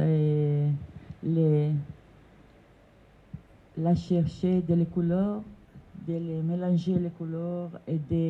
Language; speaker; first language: French; non-native, learner; Italian